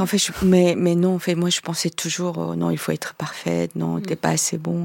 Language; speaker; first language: French; non-native, fluent; Korean